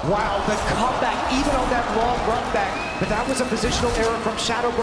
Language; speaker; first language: English; native; English